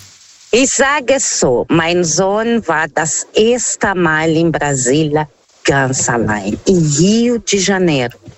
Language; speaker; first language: German; non-native, fluent; Portuguese